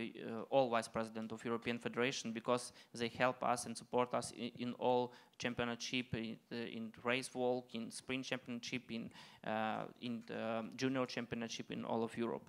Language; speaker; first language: English; non-native, learner; Ukrainian